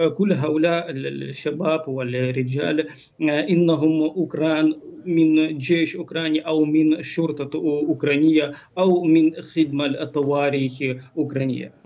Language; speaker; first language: Arabic; non-native, learner; Ukrainian